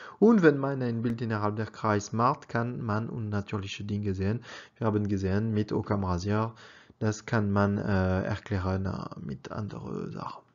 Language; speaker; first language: German; non-native, learner; French